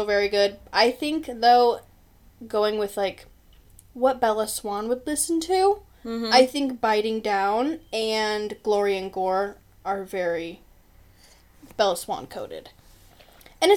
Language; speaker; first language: English; native; English